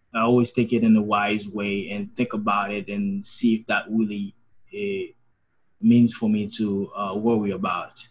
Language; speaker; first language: English; non-native, fluent; Haitian Creole